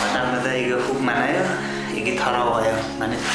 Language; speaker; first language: Korean; non-native, learner; Nepali